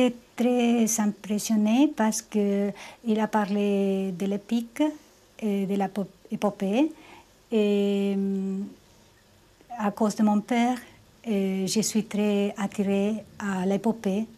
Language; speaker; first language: French; non-native, fluent; Spanish